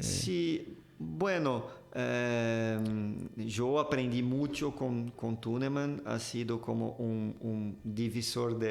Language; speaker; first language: Spanish; non-native, fluent; Portuguese